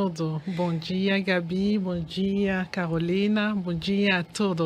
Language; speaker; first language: Portuguese; non-native, learner; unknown